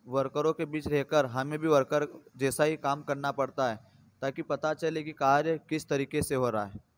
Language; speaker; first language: Hindi; native; Hindi